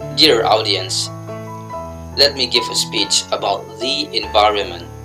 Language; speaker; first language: English; non-native, fluent; Indonesian